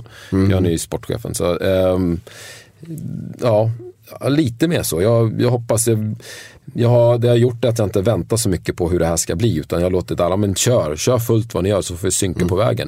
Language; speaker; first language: Swedish; native; Swedish